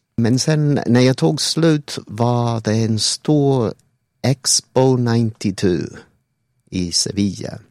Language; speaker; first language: Swedish; non-native, fluent; English